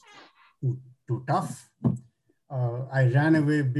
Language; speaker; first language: English; non-native, local second language; Bangla